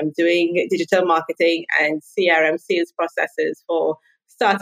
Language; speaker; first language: English; native; English